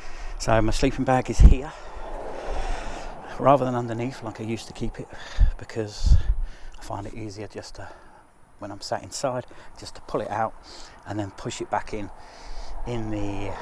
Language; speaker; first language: English; native; English